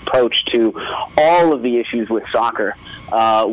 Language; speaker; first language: English; native; English